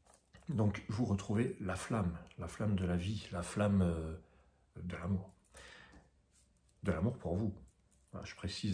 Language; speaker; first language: French; native; French